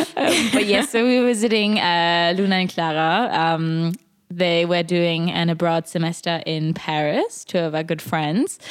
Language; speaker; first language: English; non-native, fluent; German